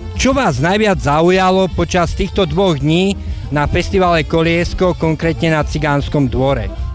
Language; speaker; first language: Slovak; native; Slovak